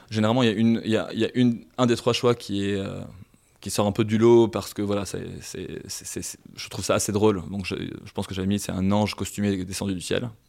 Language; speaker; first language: French; non-native, local second language; Arabic